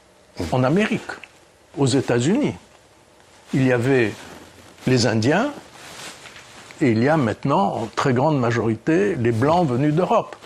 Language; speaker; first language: French; early bilingual, other home language; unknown